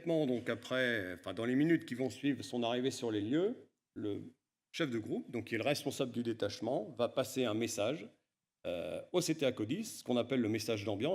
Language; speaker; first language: French; native; French